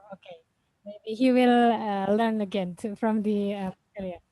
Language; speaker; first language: English; non-native, fluent; Indonesian